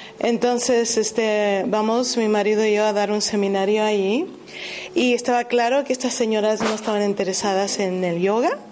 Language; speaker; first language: Spanish; early bilingual, heritage; Spanish